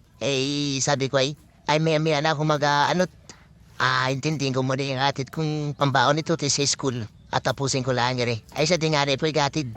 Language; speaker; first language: Filipino; native; Filipino